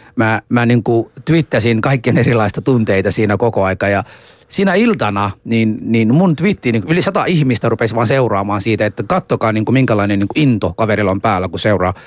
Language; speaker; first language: Finnish; early bilingual, other home language; Somali